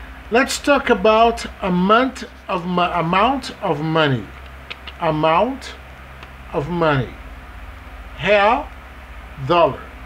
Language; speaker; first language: English; non-native, fluent; Portuguese